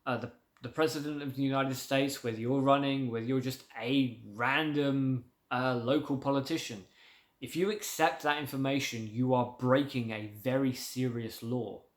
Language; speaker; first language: English; native; English